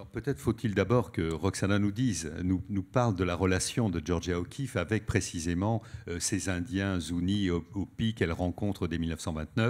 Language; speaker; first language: French; native; French